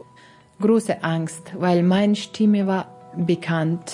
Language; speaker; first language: German; non-native, learner; Persian